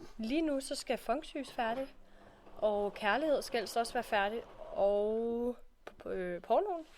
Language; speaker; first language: Danish; native; Danish